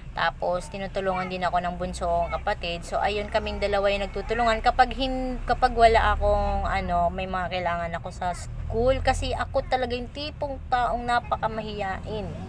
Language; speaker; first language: Filipino; native; Filipino